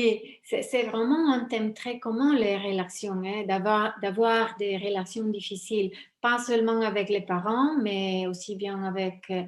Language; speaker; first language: French; non-native, fluent; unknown